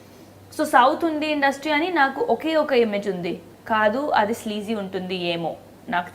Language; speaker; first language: Telugu; non-native, local second language; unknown